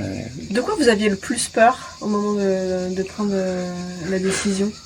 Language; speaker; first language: French; native; French